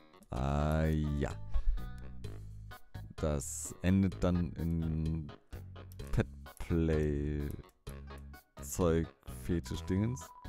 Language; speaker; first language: German; native; German